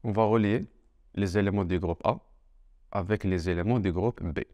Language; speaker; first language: French; non-native, local second language; Arabic